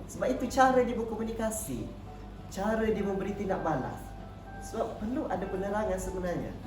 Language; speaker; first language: Malay; native; Malay